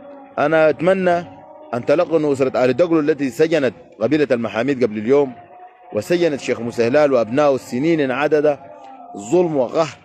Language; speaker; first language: Arabic; native; Arabic